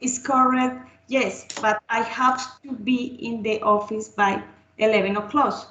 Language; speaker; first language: English; non-native, learner; Spanish